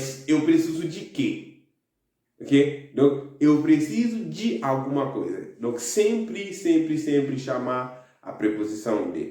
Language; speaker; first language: Portuguese; non-native, fluent; Haitian Creole